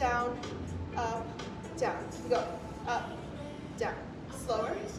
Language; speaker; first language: English; native; English